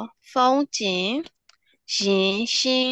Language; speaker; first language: Chinese; non-native, learner; Burmese